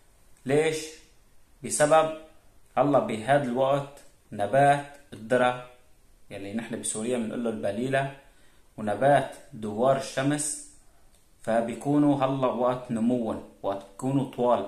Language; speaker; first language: Arabic; native; Arabic